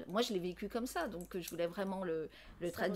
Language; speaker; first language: French; native; French